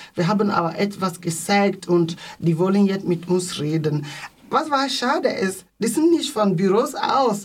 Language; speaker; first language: German; non-native, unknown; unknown